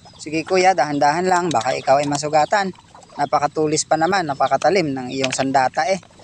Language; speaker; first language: Filipino; non-native, local second language; Cebuano